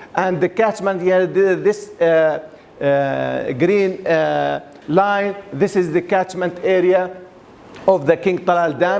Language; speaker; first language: English; non-native, fluent; Arabic